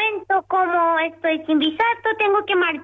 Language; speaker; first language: Spanish; non-native, learner; Japanese